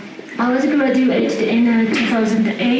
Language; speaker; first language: English; non-native, fluent; Tibetan